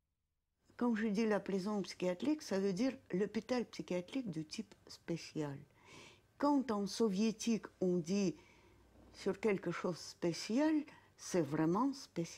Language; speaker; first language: French; non-native, fluent; Russian